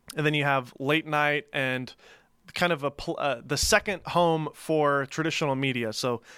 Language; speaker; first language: English; native; English